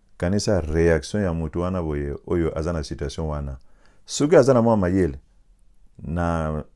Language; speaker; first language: Lingala; non-native, local second language; Kongo